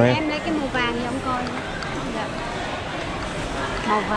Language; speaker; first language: Vietnamese; native; Vietnamese